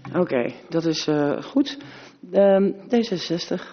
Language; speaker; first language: Dutch; native; Dutch